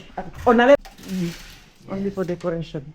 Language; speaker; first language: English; non-native, learner; French